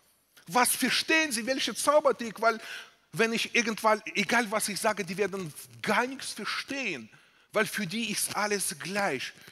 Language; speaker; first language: German; non-native, fluent; Russian